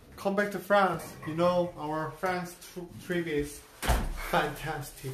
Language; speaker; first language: English; non-native, learner; Korean